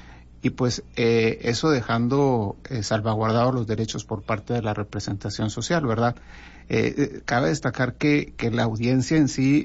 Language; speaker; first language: Spanish; native; Spanish